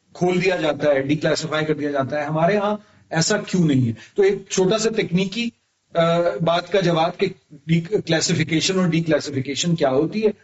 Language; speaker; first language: Urdu; native; Urdu